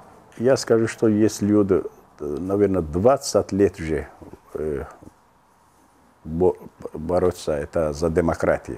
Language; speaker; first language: Russian; non-native, local second language; Azerbaijani